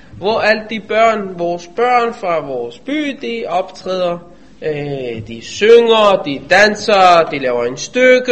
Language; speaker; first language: Danish; non-native, fluent; Hebrew